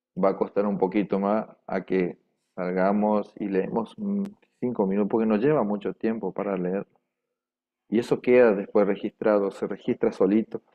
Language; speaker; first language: Spanish; non-native, local second language; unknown